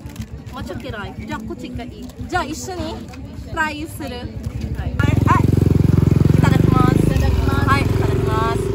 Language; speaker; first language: Japanese; non-native, learner; Filipino